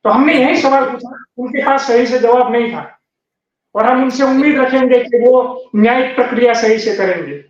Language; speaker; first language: Hindi; non-native, local second language; Gujarati